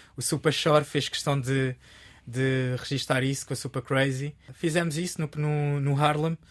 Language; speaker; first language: Portuguese; early bilingual, other home language; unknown